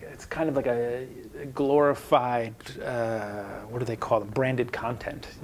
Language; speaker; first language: English; native; English